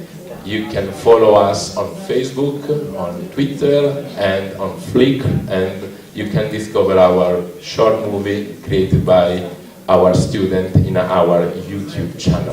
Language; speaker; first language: English; non-native, learner; Italian